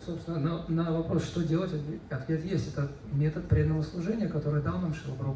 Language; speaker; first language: Russian; native; Russian